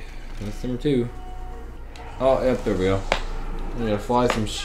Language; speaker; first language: English; native; English